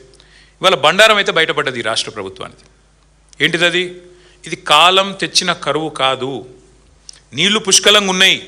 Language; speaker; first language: Telugu; native; Telugu